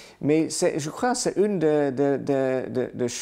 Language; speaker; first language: French; non-native, learner; Dutch